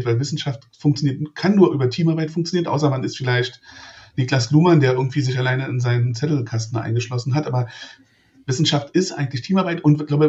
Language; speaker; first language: German; native; German